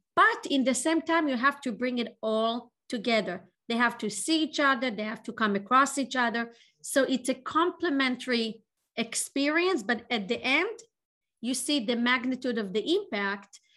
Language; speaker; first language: English; non-native, fluent; Hebrew